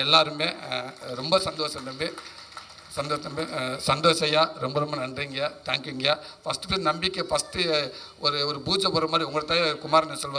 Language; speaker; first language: Tamil; native; Tamil